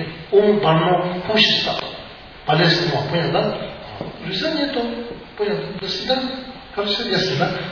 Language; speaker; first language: Russian; non-native, learner; Tibetan